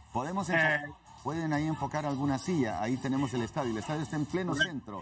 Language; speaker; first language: Spanish; native; Spanish